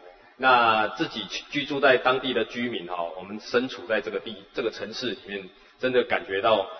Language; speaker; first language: Chinese; native; Chinese